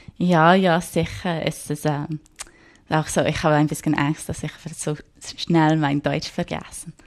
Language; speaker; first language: German; non-native, learner; English